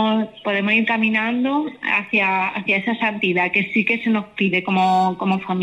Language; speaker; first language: Spanish; native; Spanish